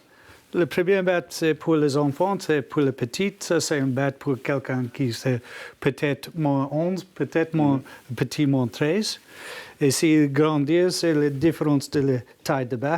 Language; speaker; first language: French; non-native, learner; English